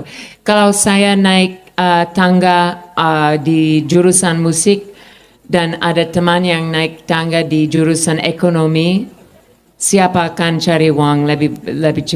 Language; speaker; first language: Indonesian; non-native, fluent; English